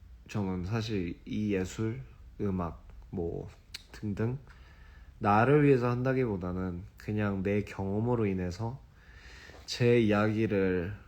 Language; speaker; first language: Korean; early bilingual, heritage; English